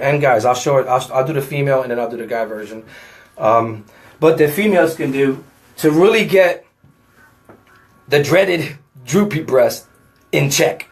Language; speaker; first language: English; native; English